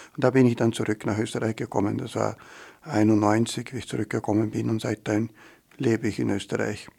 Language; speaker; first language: German; non-native, fluent; Portuguese